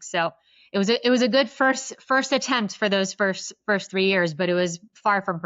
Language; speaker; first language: English; native; English